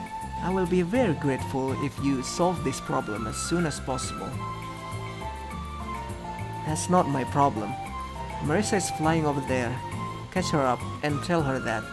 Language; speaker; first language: English; non-native, fluent; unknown